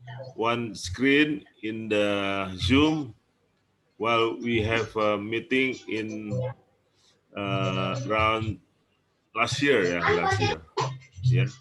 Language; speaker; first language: English; non-native, learner; Indonesian